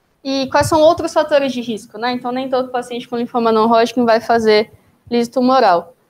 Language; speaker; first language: Portuguese; native; Portuguese